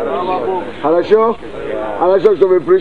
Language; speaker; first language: Russian; non-native, fluent; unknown